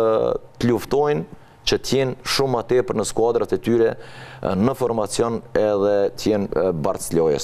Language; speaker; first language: Albanian; native; Albanian